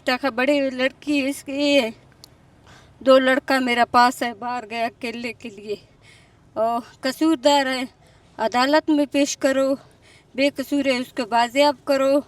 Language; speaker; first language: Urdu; non-native, local second language; Baluchi